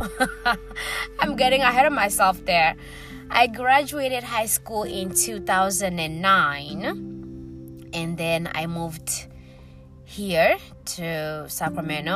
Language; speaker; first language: English; early bilingual, other home language; Swahili